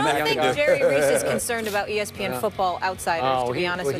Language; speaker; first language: English; native; English